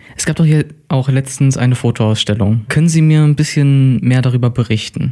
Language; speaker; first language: German; native; German